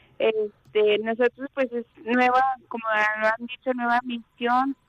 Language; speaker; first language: Spanish; non-native, learner; French